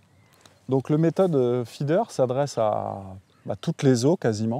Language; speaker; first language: French; native; French